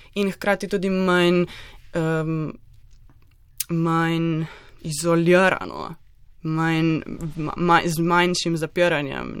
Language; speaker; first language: Slovenian; native; Slovenian